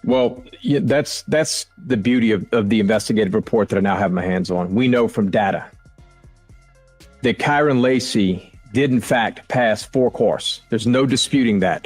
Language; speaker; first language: English; native; English